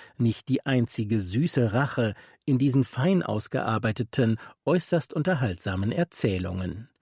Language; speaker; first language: German; native; German